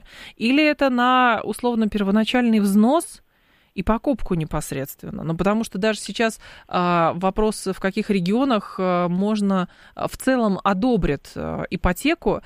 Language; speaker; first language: Russian; native; Russian